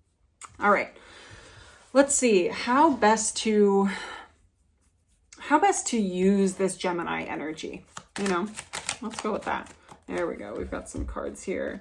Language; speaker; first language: English; native; English